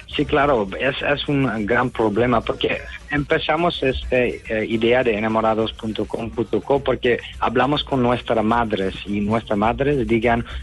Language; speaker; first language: Spanish; non-native, learner; Dutch